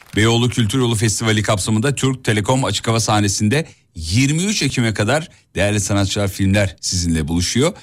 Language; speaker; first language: Turkish; native; Turkish